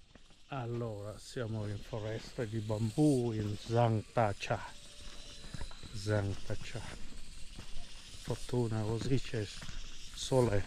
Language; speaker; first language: Italian; non-native, learner; Vietnamese